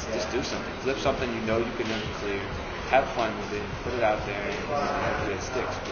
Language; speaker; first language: English; native; English